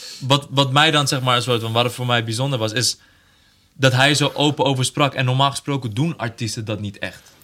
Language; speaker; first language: Dutch; early bilingual, other home language; Persian